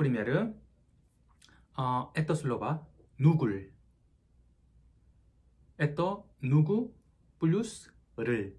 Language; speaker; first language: Russian; non-native, learner; Korean